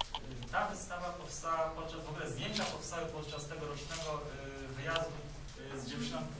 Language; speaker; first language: Polish; native; Polish